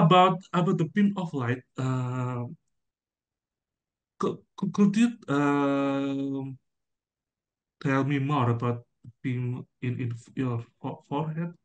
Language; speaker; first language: English; non-native, learner; Indonesian